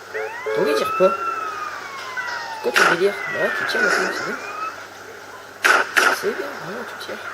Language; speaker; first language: French; native; French